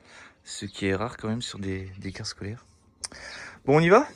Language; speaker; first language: French; native; French